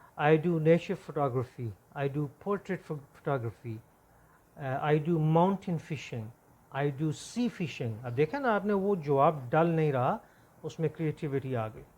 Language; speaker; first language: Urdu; non-native, local second language; Punjabi